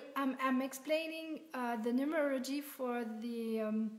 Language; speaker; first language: English; non-native, learner; French